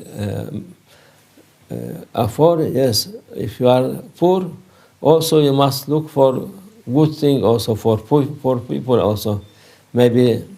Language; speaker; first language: English; non-native, learner; Turkish